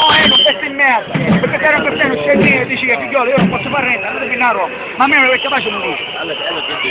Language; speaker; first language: Italian; native; Italian